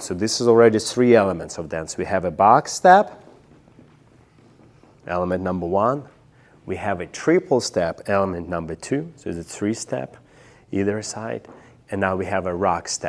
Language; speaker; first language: English; non-native, fluent; Russian